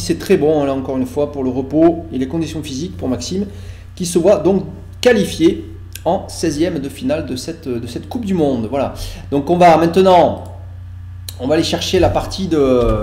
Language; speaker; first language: French; native; French